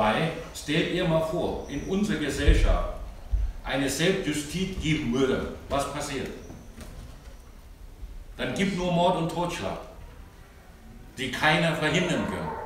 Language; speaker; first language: German; non-native, learner; Thai